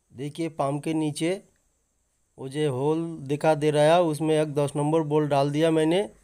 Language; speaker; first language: Hindi; non-native, local second language; Bangla